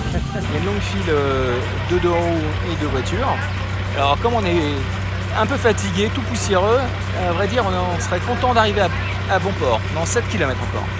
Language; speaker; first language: French; native; French